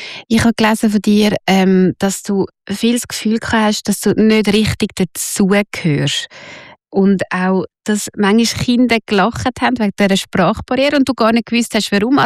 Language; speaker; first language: German; native; German